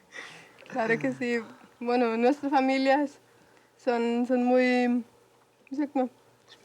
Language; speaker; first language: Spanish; non-native, fluent; German